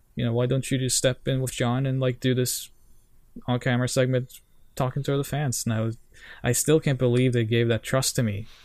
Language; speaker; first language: English; non-native, fluent; Norwegian